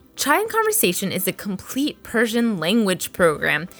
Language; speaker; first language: English; early bilingual, other home language; Persian